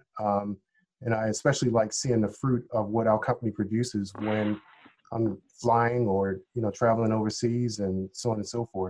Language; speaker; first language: English; native; English